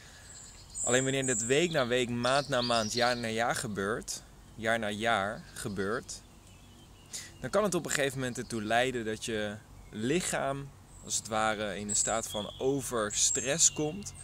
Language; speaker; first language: Dutch; native; Dutch